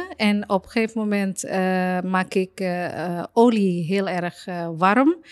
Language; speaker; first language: Dutch; non-native, fluent; Indonesian